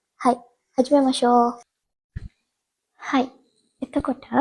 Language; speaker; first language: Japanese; non-native, fluent; Sinhala